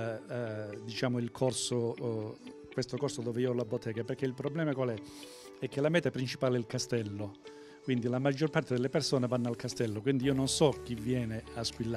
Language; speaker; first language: Italian; native; Italian